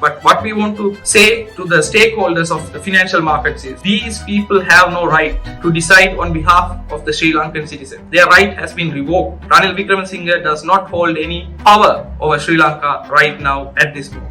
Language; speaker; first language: English; non-native, local second language; Tamil